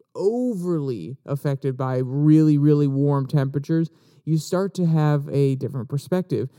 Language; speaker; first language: English; native; English